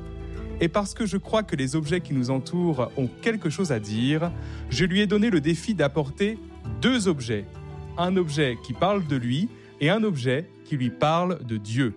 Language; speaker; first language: French; native; French